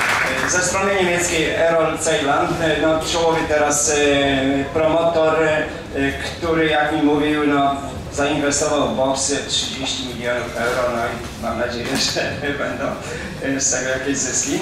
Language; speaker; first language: Polish; native; Polish